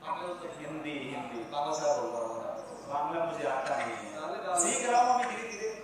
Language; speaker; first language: Hindi; non-native, learner; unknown